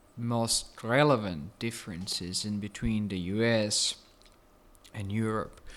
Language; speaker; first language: English; non-native, fluent; Italian